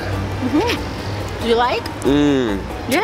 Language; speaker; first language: English; non-native, fluent; Spanish